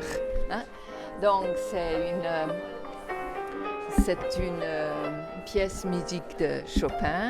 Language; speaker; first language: French; non-native, learner; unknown